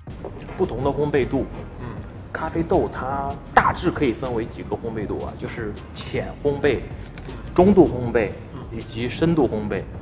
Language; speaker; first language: Chinese; native; Chinese